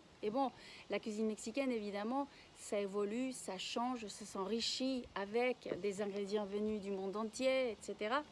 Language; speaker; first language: French; non-native, fluent; Spanish